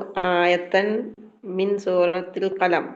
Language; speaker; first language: Arabic; non-native, learner; Malayalam